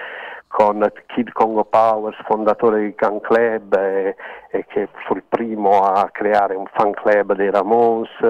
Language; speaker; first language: Italian; native; Italian